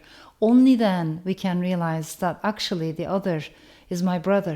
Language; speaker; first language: English; non-native, fluent; Turkish